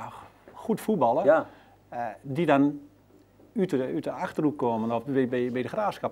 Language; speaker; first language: Dutch; native; Dutch